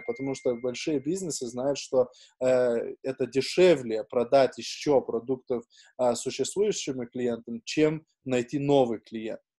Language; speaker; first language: Russian; non-native, fluent; Lithuanian